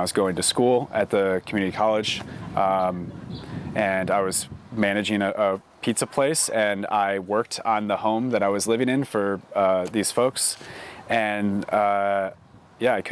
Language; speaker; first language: English; native; English